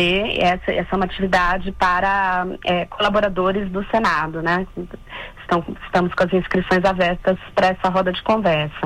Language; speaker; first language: Portuguese; native; Portuguese